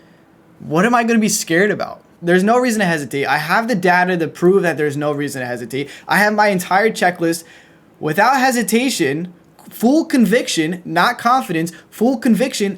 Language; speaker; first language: English; native; English